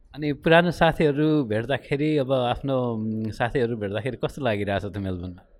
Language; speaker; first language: Nepali; native; Nepali